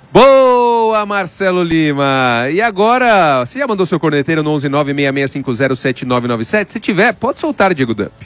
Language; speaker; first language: Portuguese; native; Portuguese